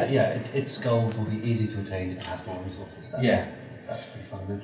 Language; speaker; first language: English; native; English